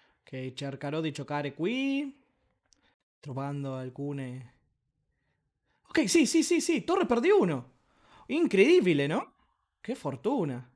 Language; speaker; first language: Italian; non-native, learner; Spanish